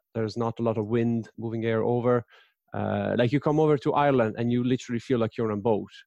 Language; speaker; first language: English; non-native, fluent; Italian